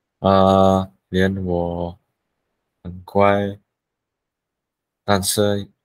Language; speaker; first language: Chinese; non-native, learner; Vietnamese